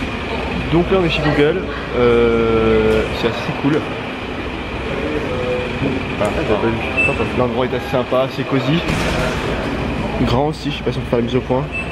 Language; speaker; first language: French; native; French